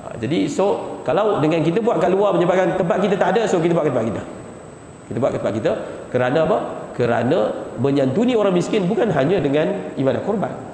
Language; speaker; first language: Malay; native; Malay